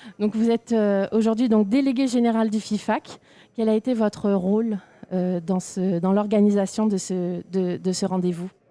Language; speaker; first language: French; native; French